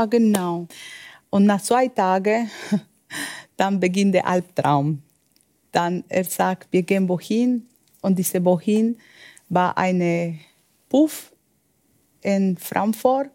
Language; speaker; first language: German; non-native, learner; Spanish